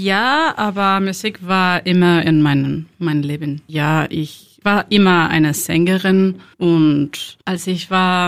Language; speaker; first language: German; non-native, learner; Spanish